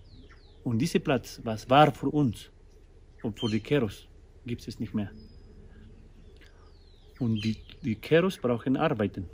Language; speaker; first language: German; non-native, learner; Spanish